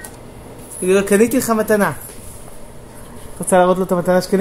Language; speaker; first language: Hebrew; native; Hebrew